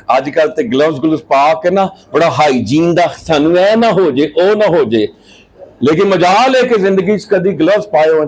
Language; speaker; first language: Urdu; non-native, local second language; Punjabi